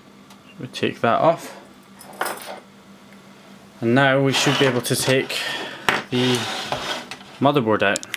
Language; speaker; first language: English; native; English